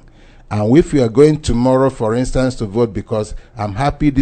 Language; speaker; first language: English; non-native, local second language; Igbo